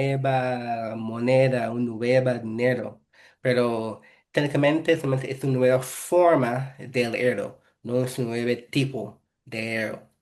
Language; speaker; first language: Spanish; non-native, fluent; English